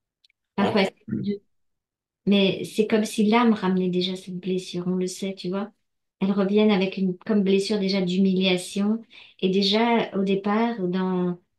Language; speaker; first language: French; native; French